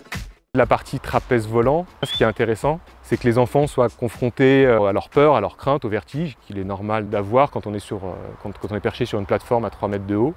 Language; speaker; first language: French; native; French